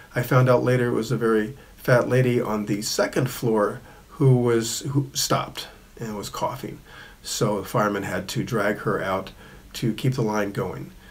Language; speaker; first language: English; native; English